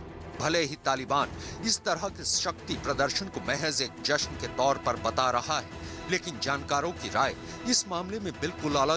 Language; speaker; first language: Hindi; native; Hindi